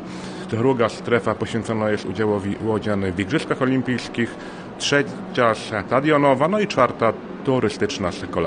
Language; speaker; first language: Polish; native; Polish